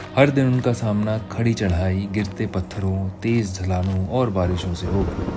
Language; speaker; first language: Hindi; native; Hindi